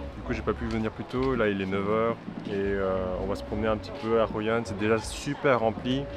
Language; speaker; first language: French; early bilingual, other home language; Chinese